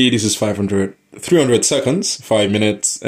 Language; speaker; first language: English; non-native, local second language; Yoruba